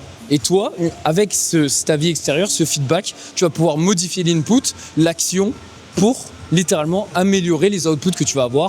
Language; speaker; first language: French; native; French